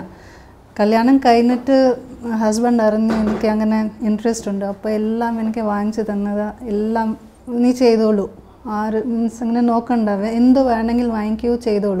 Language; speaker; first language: Malayalam; early bilingual, heritage; Malayalam